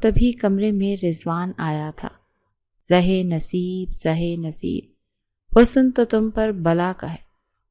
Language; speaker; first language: Urdu; native; Urdu